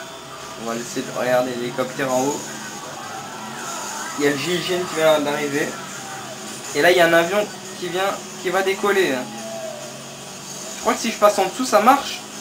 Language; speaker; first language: French; native; French